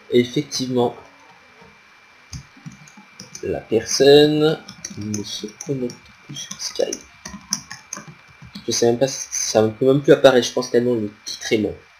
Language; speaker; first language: French; native; French